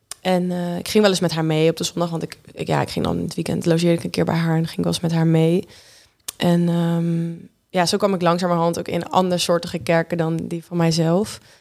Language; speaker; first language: Dutch; native; Dutch